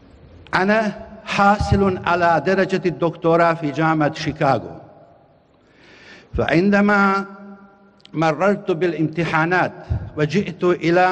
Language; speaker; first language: Arabic; non-native, fluent; Bosnian